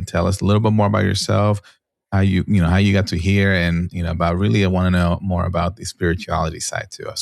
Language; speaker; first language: English; non-native, fluent; Spanish